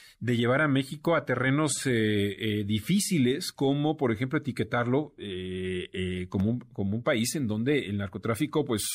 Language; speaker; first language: Spanish; native; Spanish